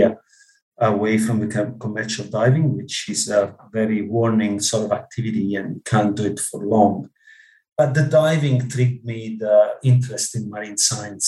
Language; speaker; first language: English; non-native, fluent; Italian